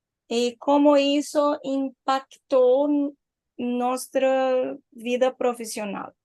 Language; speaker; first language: Spanish; non-native, learner; Portuguese